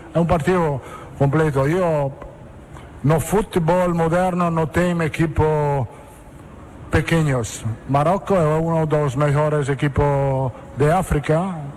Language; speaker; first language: Portuguese; non-native, learner; Italian